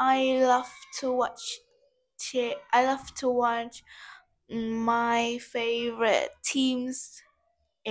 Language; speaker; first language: English; non-native, learner; Vietnamese